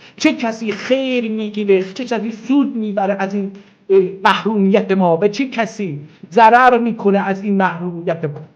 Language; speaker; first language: Persian; non-native, local second language; Azerbaijani